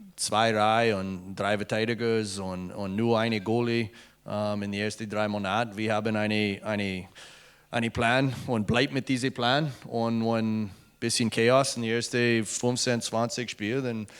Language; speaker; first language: German; non-native, learner; English